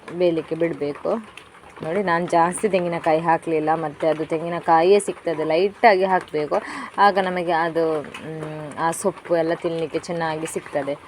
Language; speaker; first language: Kannada; non-native, local second language; Tulu